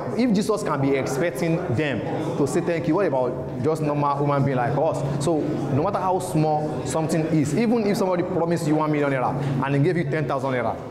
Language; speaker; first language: English; non-native, local second language; Yoruba